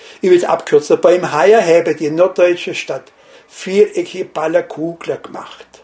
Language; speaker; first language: German; native; German